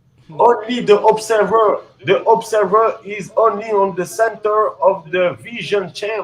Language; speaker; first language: English; non-native, learner; French